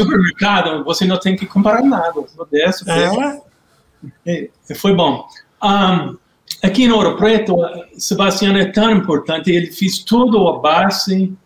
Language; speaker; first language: Portuguese; non-native, learner; English